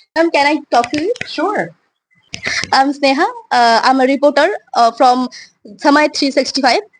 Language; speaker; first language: English; non-native, learner; Bangla